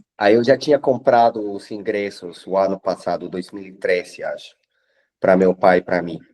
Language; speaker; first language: Portuguese; non-native, fluent; Spanish